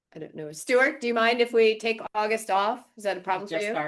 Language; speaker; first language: English; native; English